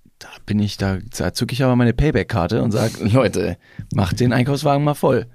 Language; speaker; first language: German; native; German